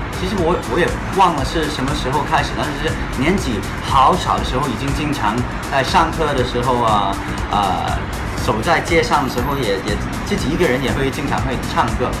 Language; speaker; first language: Chinese; non-native, local second language; Cantonese